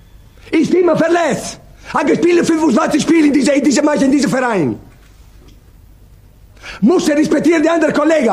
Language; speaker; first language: German; non-native, learner; Italian